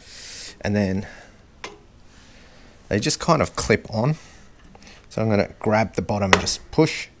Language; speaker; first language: English; native; English